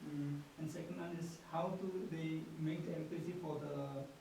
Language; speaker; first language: English; non-native, learner; Indonesian